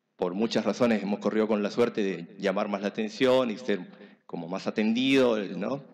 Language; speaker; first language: Spanish; native; Spanish